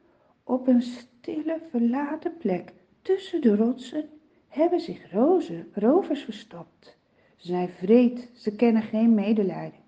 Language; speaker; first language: Dutch; native; Dutch